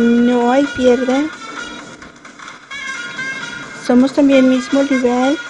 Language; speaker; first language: Spanish; early bilingual, heritage; Spanish